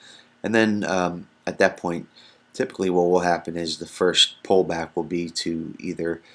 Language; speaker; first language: English; native; English